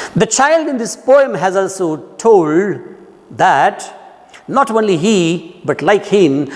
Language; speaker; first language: English; non-native, local second language; Marathi